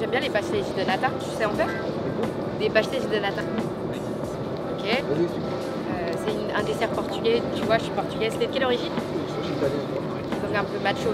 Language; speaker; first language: French; native; French